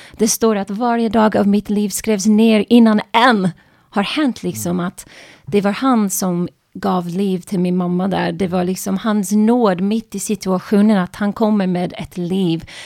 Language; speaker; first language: Swedish; non-native, fluent; English